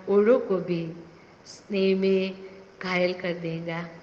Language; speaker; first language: Hindi; non-native, local second language; Gujarati